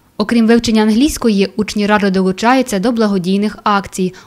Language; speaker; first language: Ukrainian; native; Ukrainian